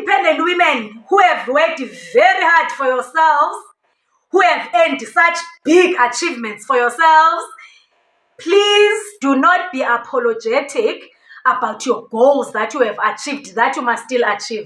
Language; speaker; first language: English; non-native, local second language; Xhosa